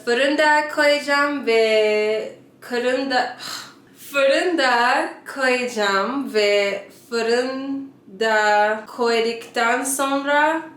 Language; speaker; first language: Turkish; non-native, learner; English